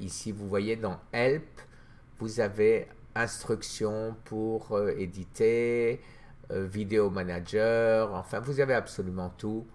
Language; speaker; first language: French; native; French